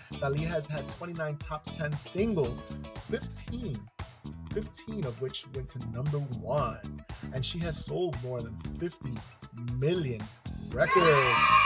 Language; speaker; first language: English; early bilingual, other home language; Spanish